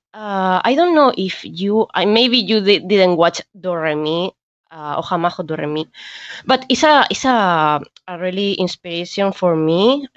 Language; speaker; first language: English; non-native, learner; Spanish